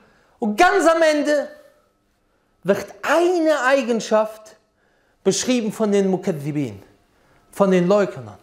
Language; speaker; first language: German; native; German